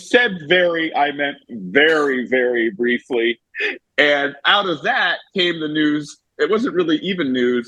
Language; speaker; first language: English; native; English